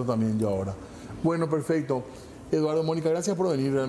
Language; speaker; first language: Spanish; native; Spanish